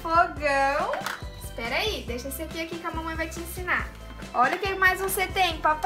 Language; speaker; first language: Portuguese; native; Portuguese